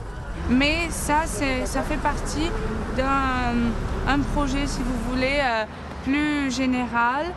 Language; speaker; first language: French; non-native, fluent; Greek